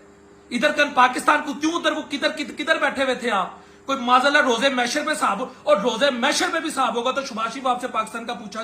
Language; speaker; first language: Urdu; non-native, local second language; Punjabi